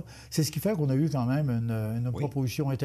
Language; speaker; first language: French; native; French